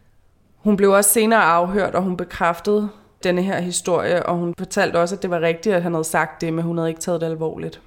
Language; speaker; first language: Danish; native; Danish